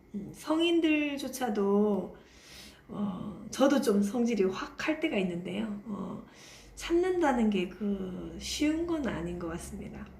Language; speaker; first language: Korean; native; Korean